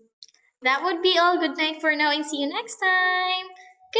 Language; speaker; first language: English; non-native, fluent; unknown